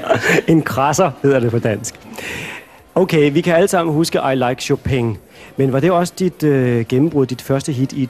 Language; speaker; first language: Danish; native; Danish